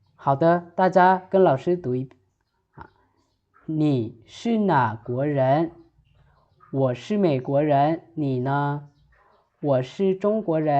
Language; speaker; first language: Chinese; non-native, fluent; Lao